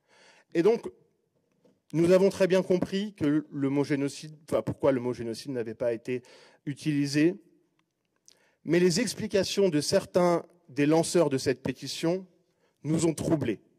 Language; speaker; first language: French; native; French